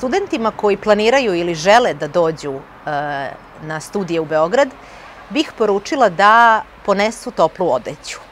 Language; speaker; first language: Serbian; non-native, fluent; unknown